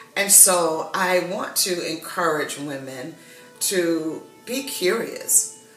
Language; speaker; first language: English; native; English